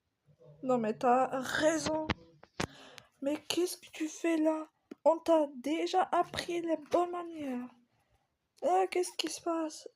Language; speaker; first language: French; native; French